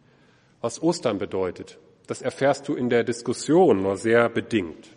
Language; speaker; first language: German; native; German